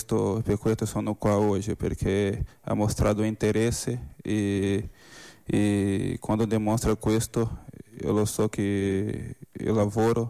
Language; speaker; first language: Spanish; non-native, learner; Portuguese